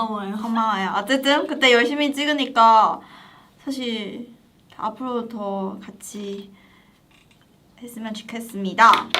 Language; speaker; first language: Korean; non-native, fluent; Chinese